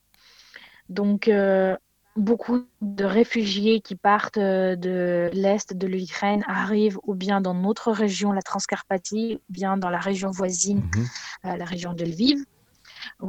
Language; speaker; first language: French; non-native, fluent; Ukrainian